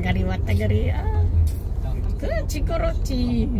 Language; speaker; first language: Korean; non-native, learner; Filipino